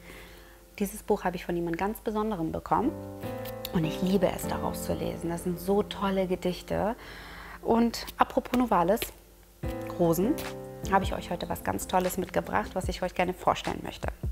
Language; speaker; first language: German; native; German